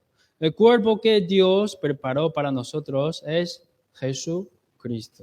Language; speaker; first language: Spanish; non-native, learner; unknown